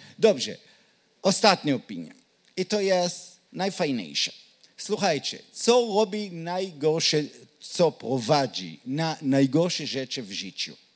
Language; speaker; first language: Polish; non-native, learner; Hebrew